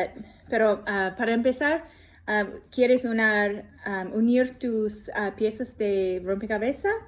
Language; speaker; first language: Spanish; non-native, learner; English